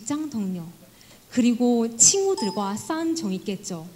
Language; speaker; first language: Korean; non-native, fluent; Chinese